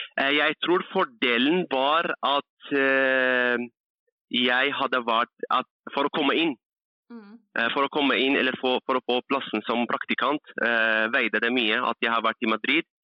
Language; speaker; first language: Norwegian; early bilingual, other home language; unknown